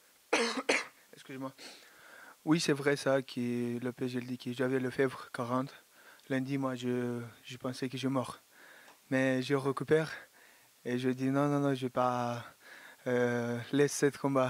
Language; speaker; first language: French; non-native, learner; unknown